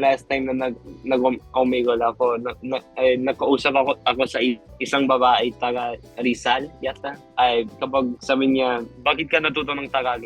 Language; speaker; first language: Filipino; non-native, fluent; Spanish